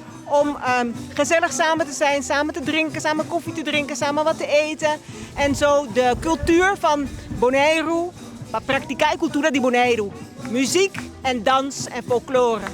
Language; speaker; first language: Dutch; non-native, local second language; Papiamento